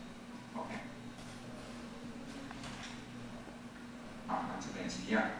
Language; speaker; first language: Chinese; native; Chinese